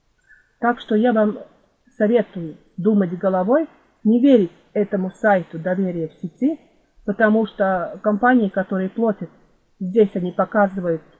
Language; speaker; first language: Russian; non-native, fluent; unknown